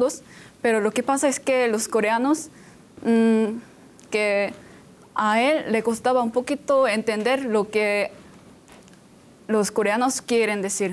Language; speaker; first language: Spanish; non-native, fluent; Korean